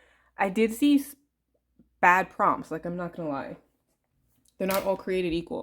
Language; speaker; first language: English; native; English